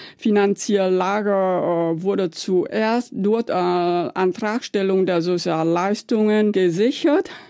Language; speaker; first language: German; non-native, fluent; Vietnamese